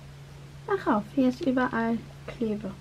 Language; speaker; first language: German; native; German